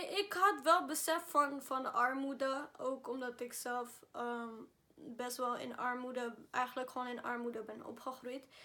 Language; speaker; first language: Dutch; early bilingual, other home language; Spanish